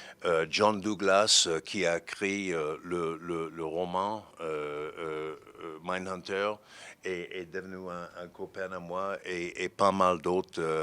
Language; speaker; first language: French; non-native, fluent; English